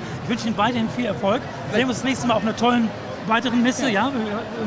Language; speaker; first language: German; native; German